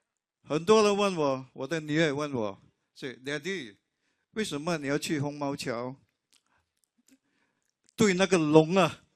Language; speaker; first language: Chinese; non-native, local second language; English